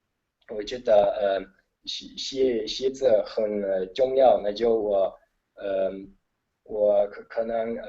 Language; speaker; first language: Chinese; non-native, learner; Italian